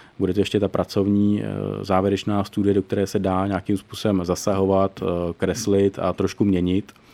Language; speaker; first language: Czech; native; Czech